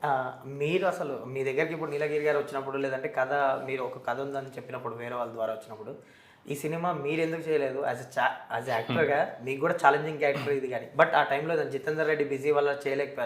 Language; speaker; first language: Telugu; native; Telugu